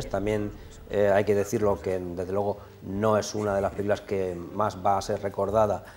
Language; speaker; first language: Spanish; native; Spanish